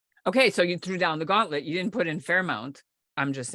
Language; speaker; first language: English; native; English